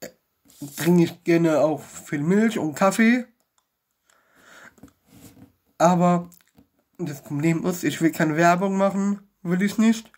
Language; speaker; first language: German; non-native, learner; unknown